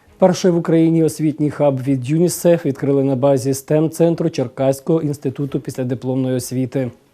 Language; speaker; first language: Ukrainian; native; Ukrainian